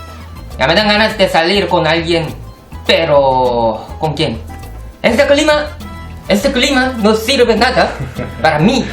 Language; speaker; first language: Spanish; non-native, fluent; Korean